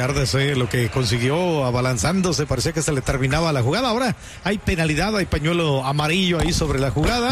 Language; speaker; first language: Spanish; native; Spanish